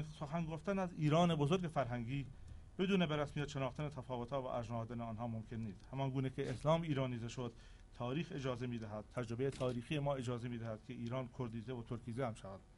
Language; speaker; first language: Persian; non-native, local second language; Central Kurdish